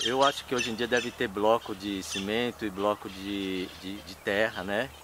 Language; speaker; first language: Portuguese; native; Portuguese